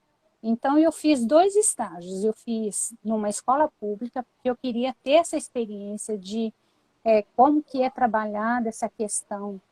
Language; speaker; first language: Portuguese; native; Portuguese